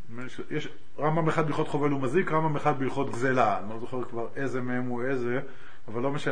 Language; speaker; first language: Hebrew; native; Hebrew